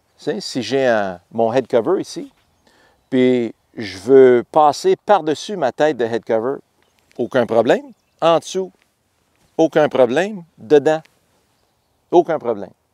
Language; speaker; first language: French; native; French